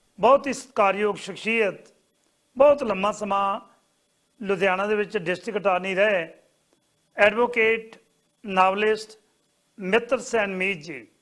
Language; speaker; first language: Punjabi; native; Punjabi